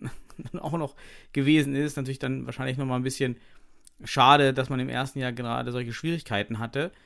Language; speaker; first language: German; native; German